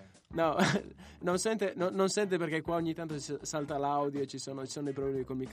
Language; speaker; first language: Italian; native; Italian